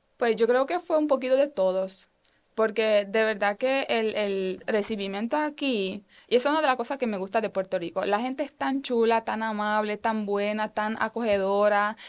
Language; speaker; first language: Spanish; non-native, fluent; Romanian